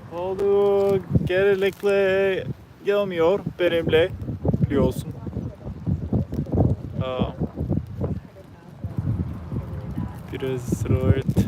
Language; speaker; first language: Turkish; non-native, learner; English